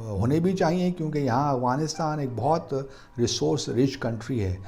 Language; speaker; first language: Urdu; native; Urdu